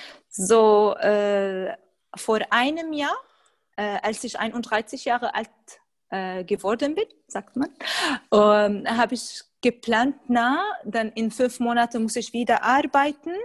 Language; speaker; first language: German; non-native, fluent; Arabic